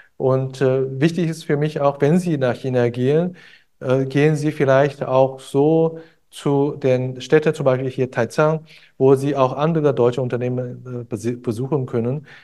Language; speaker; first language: German; non-native, fluent; Chinese